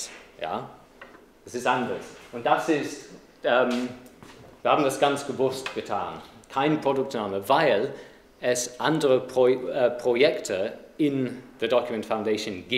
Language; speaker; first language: German; non-native, fluent; English